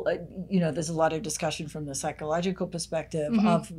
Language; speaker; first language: English; native; English